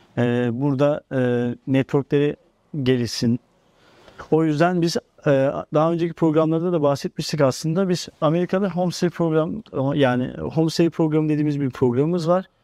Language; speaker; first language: Turkish; native; Turkish